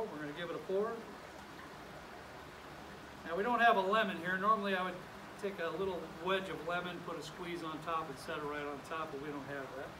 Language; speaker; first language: English; native; English